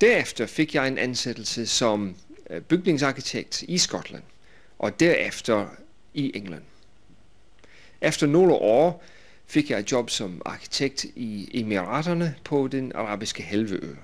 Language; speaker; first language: Danish; non-native, fluent; English